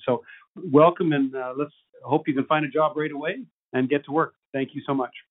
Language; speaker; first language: English; native; English